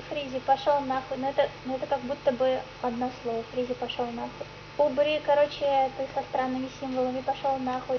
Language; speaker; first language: Russian; native; Russian